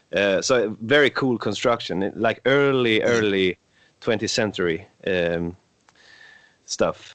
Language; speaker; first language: English; non-native, fluent; Swedish